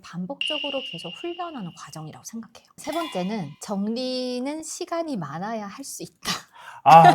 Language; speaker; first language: Korean; native; Korean